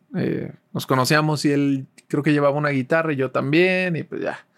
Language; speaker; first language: Spanish; native; Spanish